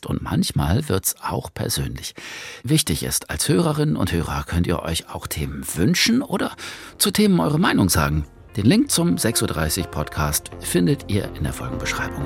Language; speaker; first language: German; native; German